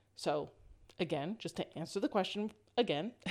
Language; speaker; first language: English; native; English